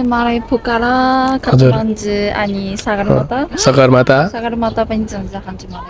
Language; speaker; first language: Nepali; non-native, learner; Japanese